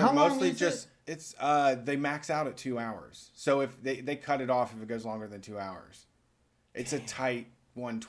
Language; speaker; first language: English; native; English